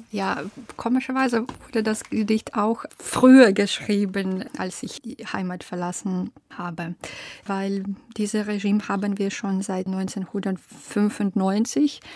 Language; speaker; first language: German; non-native, fluent; Belarusian